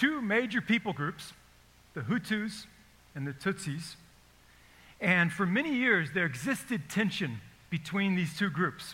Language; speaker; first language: English; native; English